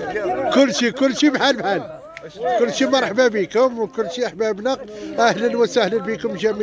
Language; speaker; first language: Arabic; native; Arabic